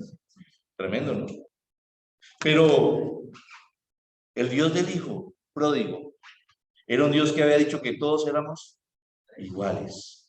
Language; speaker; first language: Spanish; native; Spanish